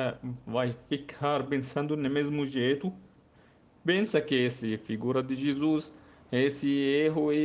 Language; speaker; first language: Portuguese; non-native, learner; Arabic